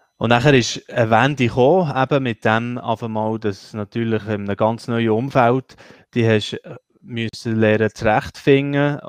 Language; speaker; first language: German; native; German